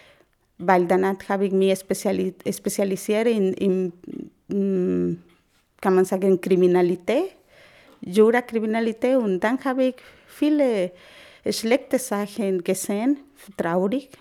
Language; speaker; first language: German; non-native, learner; Spanish